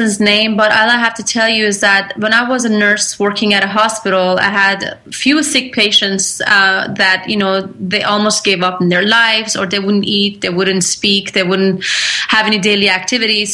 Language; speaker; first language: English; non-native, fluent; Persian